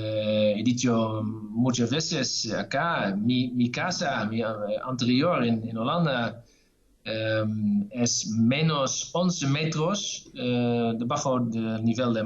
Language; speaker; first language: Spanish; non-native, fluent; Dutch